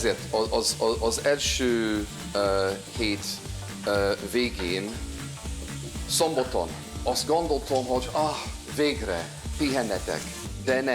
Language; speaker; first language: Hungarian; non-native, fluent; English